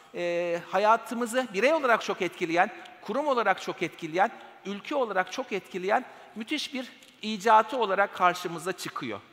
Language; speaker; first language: Turkish; native; Turkish